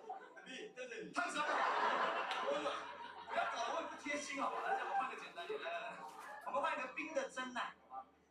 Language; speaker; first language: Chinese; native; Chinese